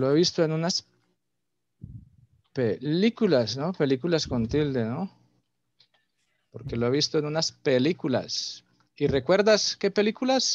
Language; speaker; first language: Spanish; native; Spanish